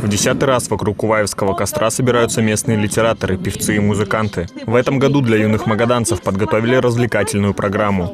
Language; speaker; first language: Russian; native; Russian